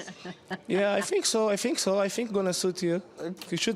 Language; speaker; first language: English; non-native, learner; Portuguese